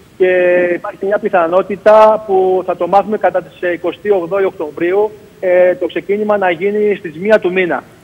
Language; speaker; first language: Greek; native; Greek